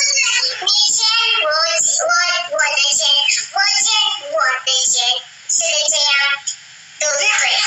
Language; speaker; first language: Chinese; non-native, learner; Indonesian